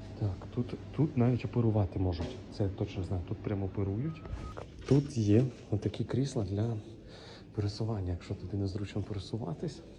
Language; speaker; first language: Ukrainian; native; Ukrainian